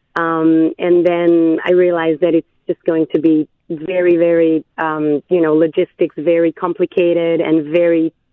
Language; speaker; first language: English; non-native, fluent; Hebrew